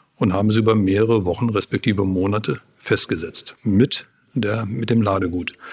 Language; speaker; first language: German; native; German